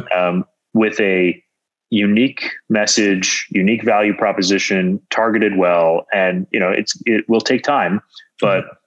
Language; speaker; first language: English; native; English